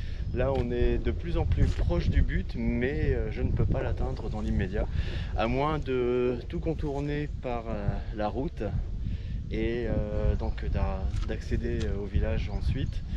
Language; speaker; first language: French; native; French